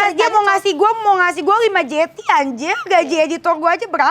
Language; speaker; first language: Indonesian; native; Indonesian